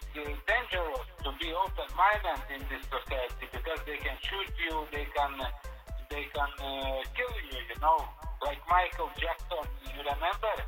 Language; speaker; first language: English; non-native, learner; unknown